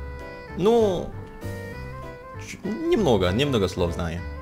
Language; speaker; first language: Russian; non-native, learner; Indonesian